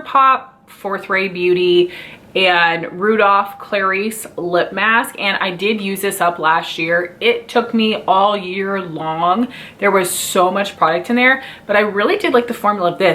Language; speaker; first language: English; native; English